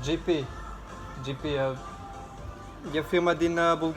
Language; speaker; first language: Romanian; non-native, learner; Bulgarian